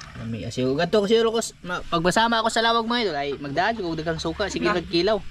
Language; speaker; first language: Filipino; non-native, local second language; Cebuano